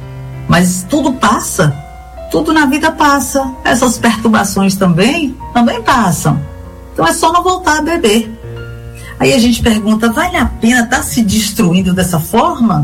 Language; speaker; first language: Portuguese; native; Portuguese